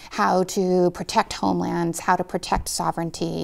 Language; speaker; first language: English; native; English